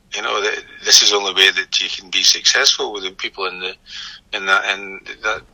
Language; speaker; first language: English; native; English